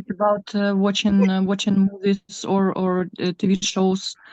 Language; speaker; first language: English; non-native, learner; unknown